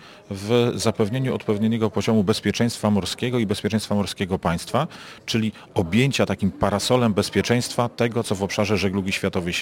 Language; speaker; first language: Polish; native; Polish